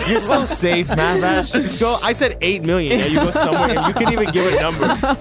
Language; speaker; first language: English; early bilingual, other home language; Persian